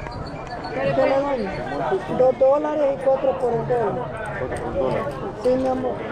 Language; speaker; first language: Spanish; native; Spanish